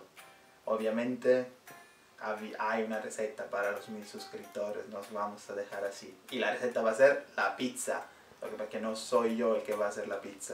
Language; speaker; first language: Spanish; non-native, fluent; Italian